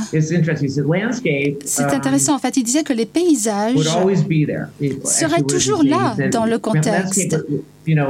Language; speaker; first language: French; non-native, learner; English